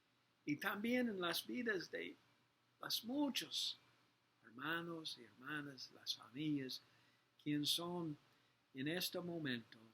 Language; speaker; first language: Spanish; non-native, learner; English